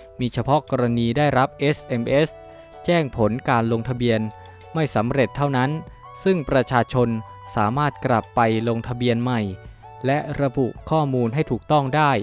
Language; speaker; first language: Thai; native; Thai